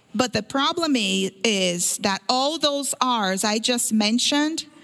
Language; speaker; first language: English; early bilingual, other home language; Portuguese